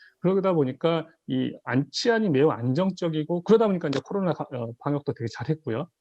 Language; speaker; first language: Korean; native; Korean